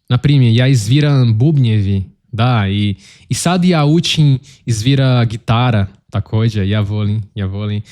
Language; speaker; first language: Bosnian; non-native, learner; Portuguese